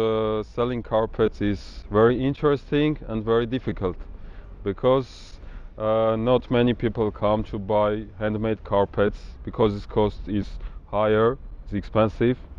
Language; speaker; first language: English; non-native, learner; Armenian